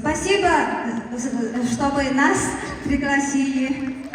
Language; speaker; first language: Russian; non-native, learner; Mongolian